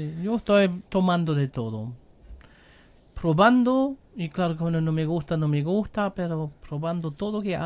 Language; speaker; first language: Spanish; non-native, learner; German